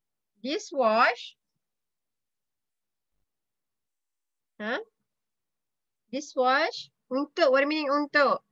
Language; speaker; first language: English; non-native, local second language; Malay